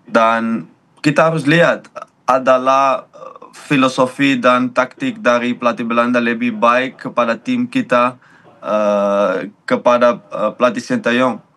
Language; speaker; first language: Indonesian; non-native, learner; Dutch